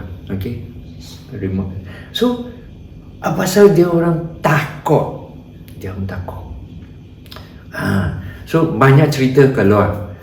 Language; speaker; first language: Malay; non-native, local second language; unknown